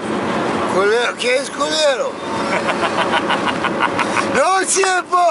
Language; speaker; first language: Spanish; non-native, learner; English